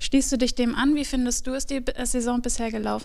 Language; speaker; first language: German; native; German